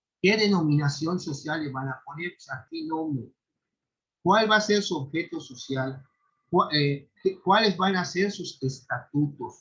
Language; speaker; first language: Spanish; native; Spanish